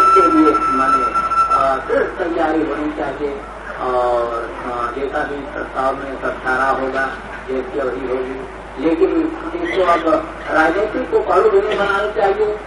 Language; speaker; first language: Hindi; native; Hindi